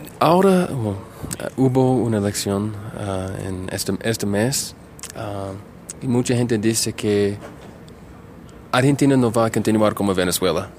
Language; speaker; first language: Spanish; non-native, learner; English